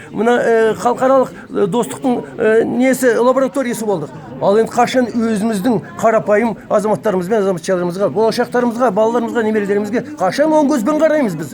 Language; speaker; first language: Kazakh; native; Kazakh